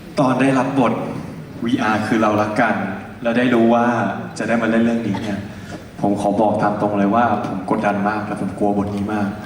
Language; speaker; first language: Thai; native; Thai